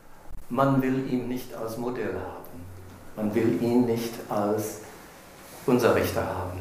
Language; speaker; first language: German; non-native, fluent; English